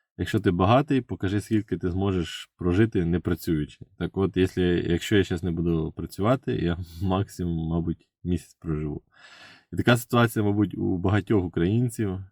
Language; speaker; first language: Ukrainian; native; Ukrainian